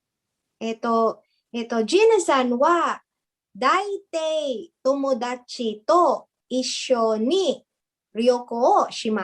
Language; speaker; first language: Japanese; non-native, learner; English